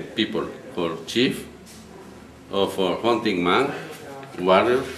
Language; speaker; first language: English; non-native, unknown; Spanish